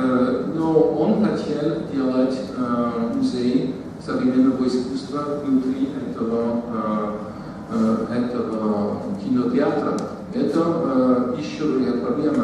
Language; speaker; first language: Russian; non-native, fluent; French